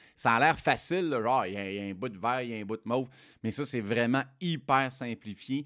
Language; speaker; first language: French; native; French